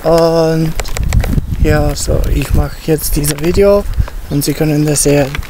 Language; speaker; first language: German; non-native, learner; Italian